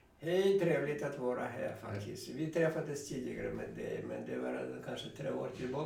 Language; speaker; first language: Swedish; non-native, fluent; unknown